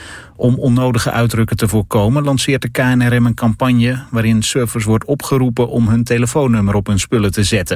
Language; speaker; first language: Dutch; native; Dutch